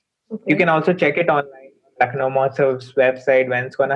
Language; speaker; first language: English; non-native, local second language; Hindi